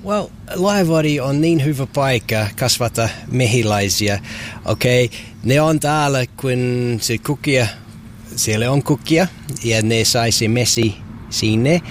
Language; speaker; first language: Finnish; non-native, learner; English